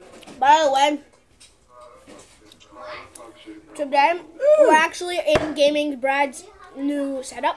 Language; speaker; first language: English; native; English